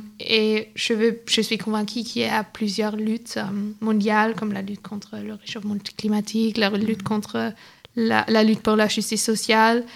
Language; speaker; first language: French; non-native, fluent; German